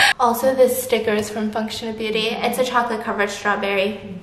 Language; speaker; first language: English; native; English